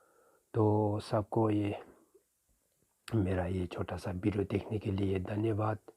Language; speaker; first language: Hindi; non-native, fluent; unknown